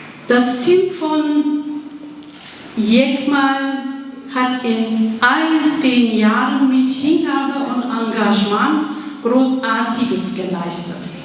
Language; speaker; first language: German; non-native, fluent; Kurdish